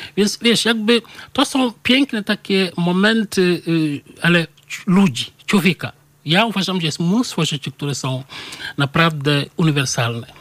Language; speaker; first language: Polish; non-native, fluent; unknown